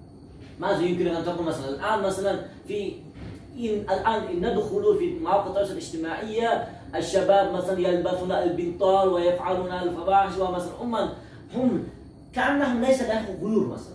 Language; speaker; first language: Arabic; non-native, learner; Uzbek